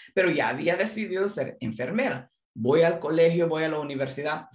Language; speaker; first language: Spanish; early bilingual, other home language; English